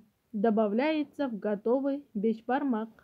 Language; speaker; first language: Russian; non-native, local second language; Kyrgyz